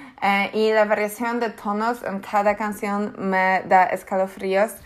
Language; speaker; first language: Spanish; non-native, learner; Polish